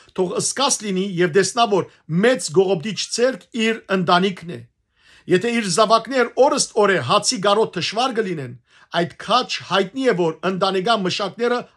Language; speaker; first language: Armenian; native; Armenian